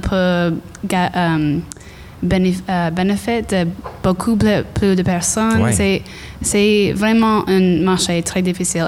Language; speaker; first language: French; non-native, learner; English